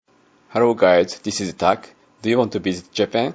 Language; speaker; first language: English; non-native, learner; Japanese